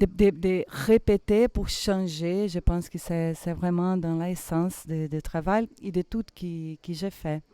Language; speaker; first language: French; non-native, fluent; Portuguese